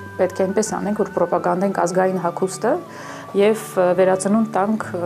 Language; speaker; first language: Armenian; early bilingual, heritage; Armenian